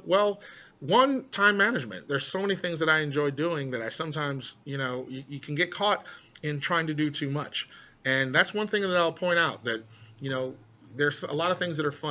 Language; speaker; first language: English; native; English